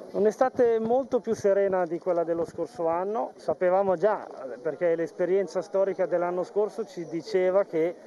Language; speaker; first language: Italian; native; Italian